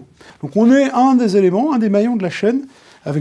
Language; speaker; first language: French; native; French